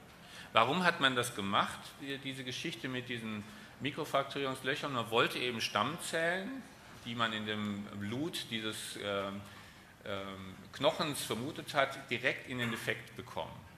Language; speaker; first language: German; native; German